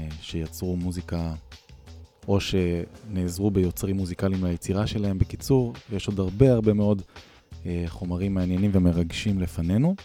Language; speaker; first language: Hebrew; native; Hebrew